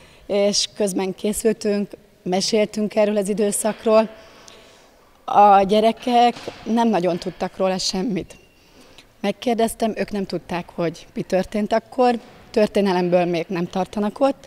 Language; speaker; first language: Hungarian; native; Hungarian